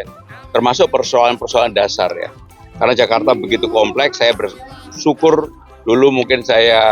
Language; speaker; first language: Indonesian; native; Indonesian